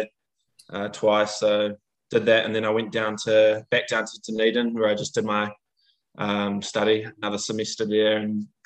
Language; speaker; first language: English; native; English